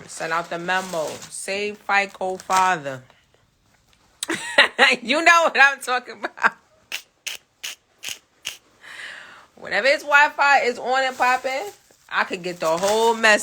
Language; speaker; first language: English; native; English